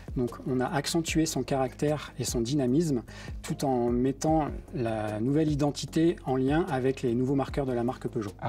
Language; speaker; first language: French; native; French